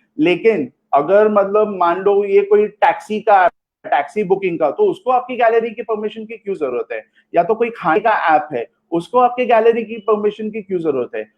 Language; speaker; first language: Hindi; non-native, local second language; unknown